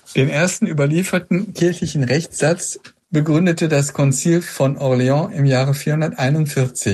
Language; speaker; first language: German; native; German